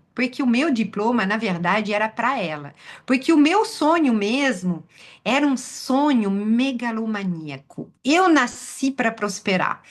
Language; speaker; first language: Portuguese; non-native, fluent; French